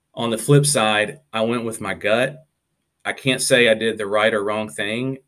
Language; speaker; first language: English; native; English